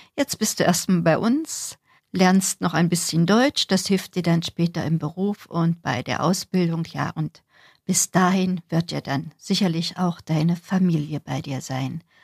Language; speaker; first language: German; native; German